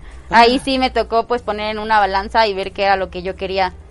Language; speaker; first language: Spanish; native; Spanish